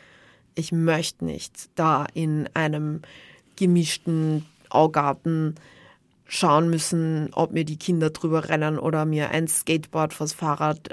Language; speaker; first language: German; native; German